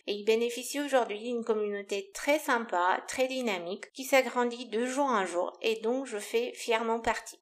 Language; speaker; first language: French; non-native, fluent; Romanian